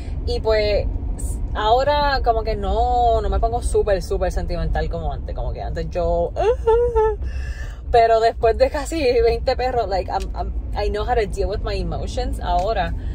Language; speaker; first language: Spanish; native; Spanish